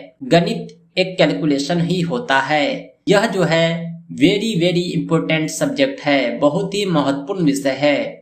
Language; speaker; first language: Hindi; native; Hindi